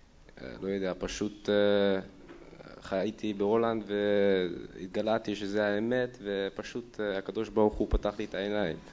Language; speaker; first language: Hebrew; non-native, learner; Dutch